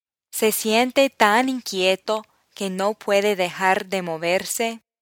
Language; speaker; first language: Spanish; non-native, fluent; English